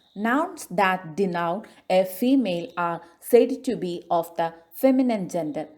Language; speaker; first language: English; non-native, local second language; Malayalam